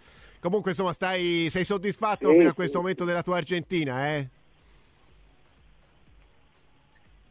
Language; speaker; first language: Italian; native; Italian